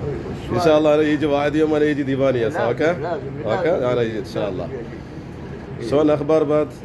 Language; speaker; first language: Arabic; non-native, learner; Malayalam